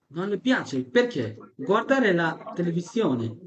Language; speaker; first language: Italian; non-native, fluent; Bangla